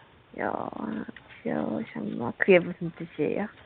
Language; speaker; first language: Chinese; non-native, learner; Korean